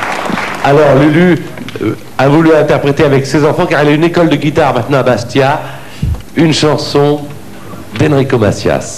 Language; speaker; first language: French; native; French